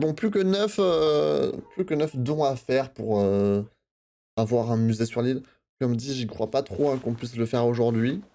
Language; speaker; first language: French; native; French